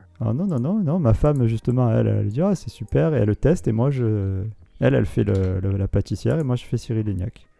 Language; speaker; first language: French; native; French